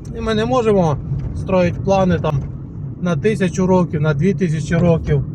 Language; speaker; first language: Ukrainian; non-native, local second language; Russian